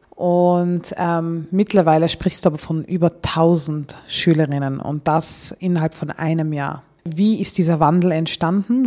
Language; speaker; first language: German; early bilingual, other home language; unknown